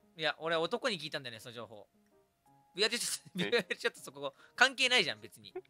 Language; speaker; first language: Japanese; native; Japanese